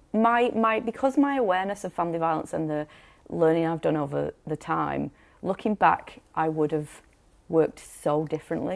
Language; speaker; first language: English; native; English